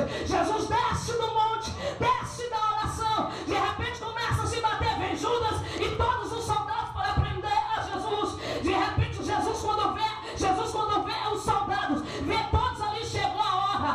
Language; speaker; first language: Portuguese; native; Portuguese